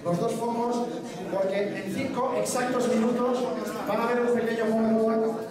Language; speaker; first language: Spanish; non-native, local second language; Catalan